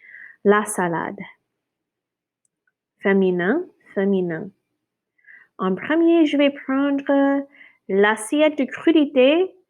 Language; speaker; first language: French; non-native, fluent; English